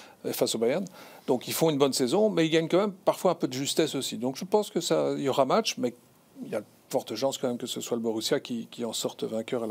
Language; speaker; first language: French; native; French